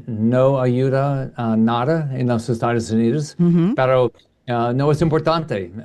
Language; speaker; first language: Spanish; non-native, learner; English